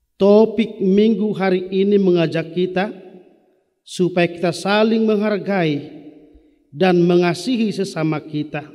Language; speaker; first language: Indonesian; non-native, local second language; Batak Toba